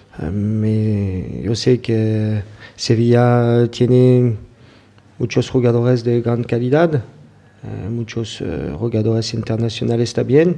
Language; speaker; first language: Spanish; non-native, fluent; French